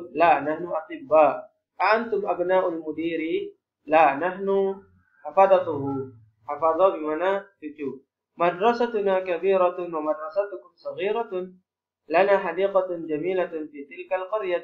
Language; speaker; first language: Arabic; non-native, fluent; Indonesian